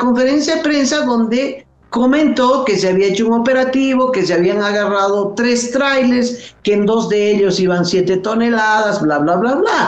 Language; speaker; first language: Spanish; native; Spanish